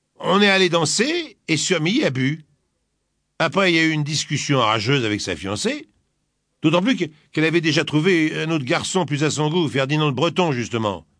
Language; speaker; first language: French; native; French